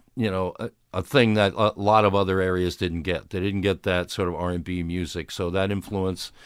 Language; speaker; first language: English; native; English